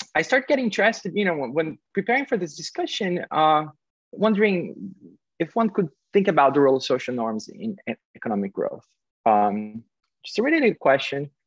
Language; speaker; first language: English; non-native, fluent; Portuguese